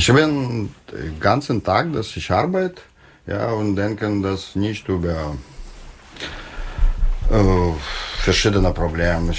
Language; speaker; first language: German; non-native, learner; Russian